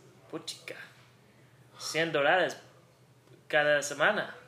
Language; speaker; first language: Spanish; non-native, learner; English